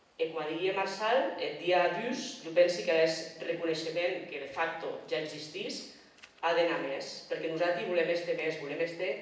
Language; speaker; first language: Catalan; non-native, local second language; Occitan